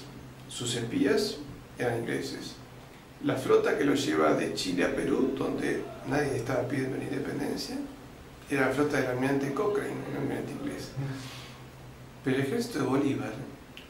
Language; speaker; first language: Spanish; native; Spanish